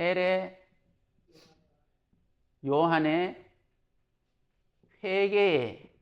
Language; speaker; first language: Korean; native; Korean